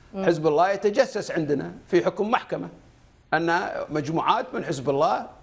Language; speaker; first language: Arabic; native; Arabic